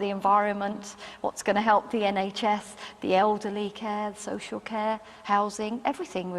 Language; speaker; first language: English; native; English